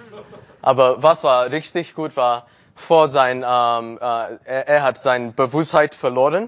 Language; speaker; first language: German; non-native, learner; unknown